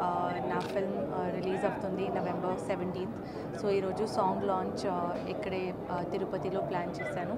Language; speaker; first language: Telugu; non-native, learner; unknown